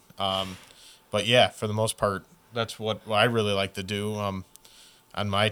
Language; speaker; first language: English; native; English